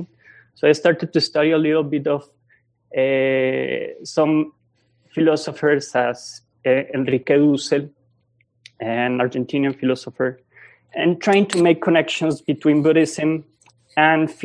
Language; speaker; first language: English; non-native, fluent; Spanish